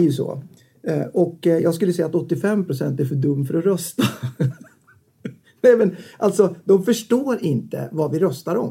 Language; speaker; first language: Swedish; native; Swedish